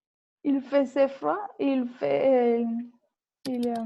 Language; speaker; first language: French; non-native, learner; Spanish